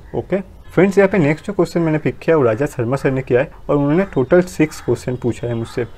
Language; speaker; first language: Hindi; non-native, local second language; Bangla